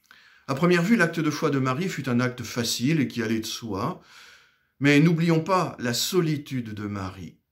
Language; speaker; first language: French; native; French